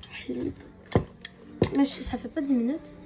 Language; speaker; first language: French; non-native, local second language; Arabic